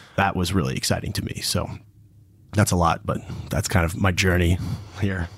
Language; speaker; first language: English; native; English